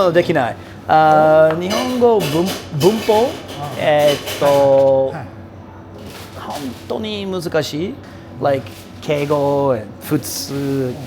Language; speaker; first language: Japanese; non-native, learner; English